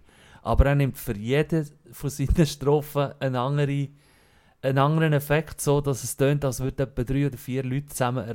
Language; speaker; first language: German; native; German